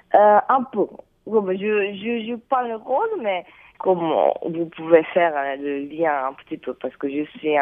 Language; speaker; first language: French; non-native, fluent; Japanese